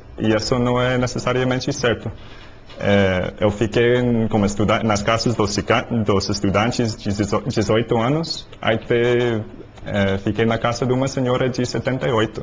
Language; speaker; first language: Portuguese; non-native, learner; English